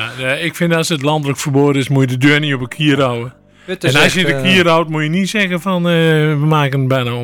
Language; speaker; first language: Dutch; native; Dutch